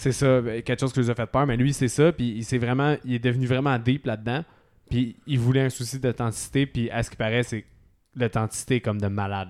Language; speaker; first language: French; native; French